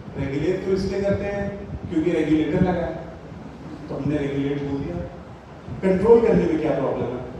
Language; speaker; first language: Hindi; native; Hindi